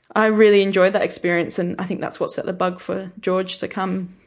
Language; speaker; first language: English; native; English